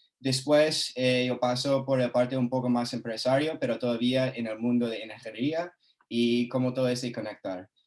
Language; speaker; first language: Spanish; non-native, fluent; English